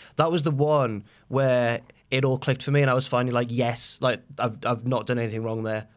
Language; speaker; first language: English; native; English